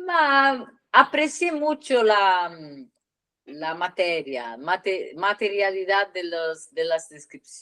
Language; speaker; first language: Spanish; non-native, learner; Italian